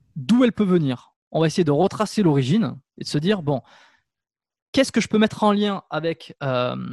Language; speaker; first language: French; native; French